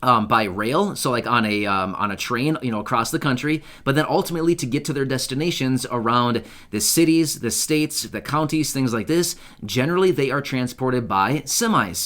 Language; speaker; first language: English; native; English